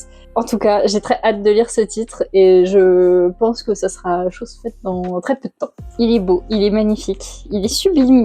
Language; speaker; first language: French; native; French